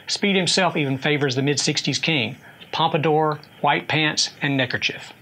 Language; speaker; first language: English; native; English